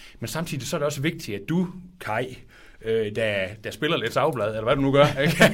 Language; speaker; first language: Danish; native; Danish